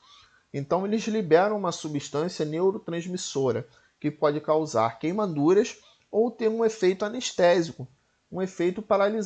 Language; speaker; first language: Portuguese; native; Portuguese